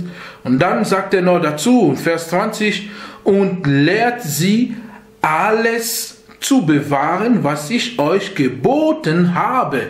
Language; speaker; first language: German; non-native, fluent; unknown